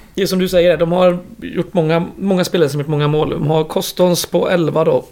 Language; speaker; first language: Swedish; native; Swedish